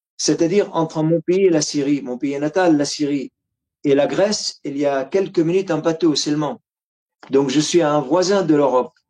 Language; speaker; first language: French; non-native, fluent; Arabic